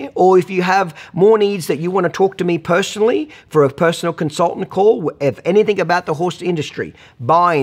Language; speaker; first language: English; native; English